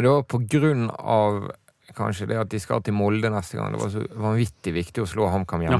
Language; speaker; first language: Norwegian; native; Norwegian